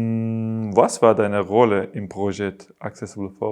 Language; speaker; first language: German; non-native, learner; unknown